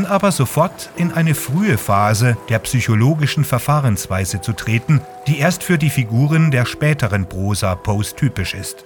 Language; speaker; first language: German; native; German